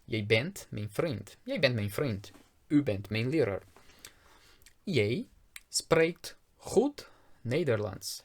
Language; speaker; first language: Dutch; non-native, fluent; Portuguese